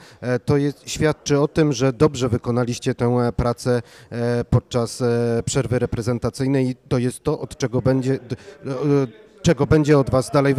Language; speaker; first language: Polish; native; Polish